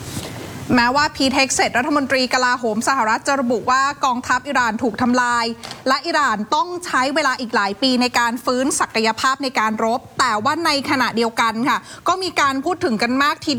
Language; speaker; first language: Thai; native; Thai